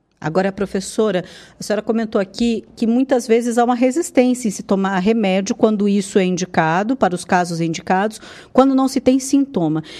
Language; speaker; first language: Portuguese; native; Portuguese